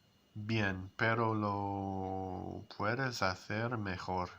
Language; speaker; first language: Spanish; non-native, learner; English